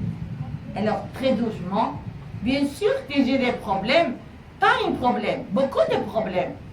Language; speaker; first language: French; non-native, learner; Spanish